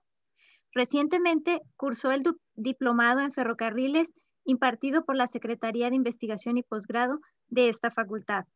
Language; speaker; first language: Spanish; native; Spanish